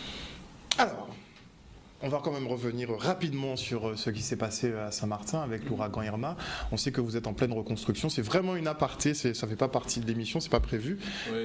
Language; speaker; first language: French; native; French